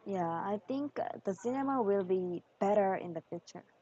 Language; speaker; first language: English; non-native, learner; Korean